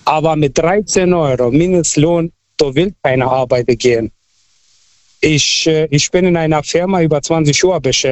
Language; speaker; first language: German; non-native, fluent; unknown